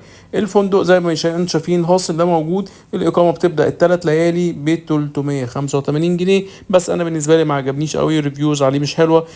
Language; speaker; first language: Arabic; native; Arabic